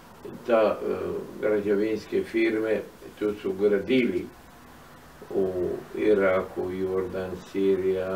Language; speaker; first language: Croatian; non-native, fluent; Arabic